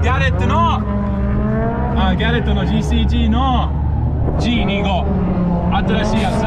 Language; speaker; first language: Japanese; non-native, learner; English